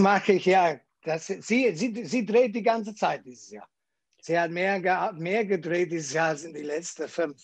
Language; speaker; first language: German; non-native, learner; English